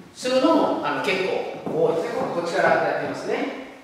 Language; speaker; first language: Japanese; native; Japanese